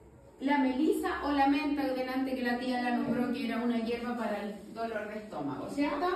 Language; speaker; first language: Spanish; native; Spanish